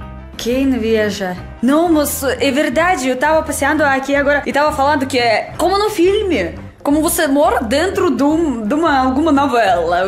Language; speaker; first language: Portuguese; non-native, fluent; Russian